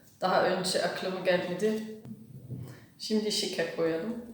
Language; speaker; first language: Turkish; non-native, learner; German